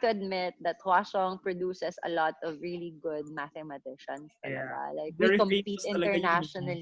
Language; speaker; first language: English; non-native, local second language; Hiligaynon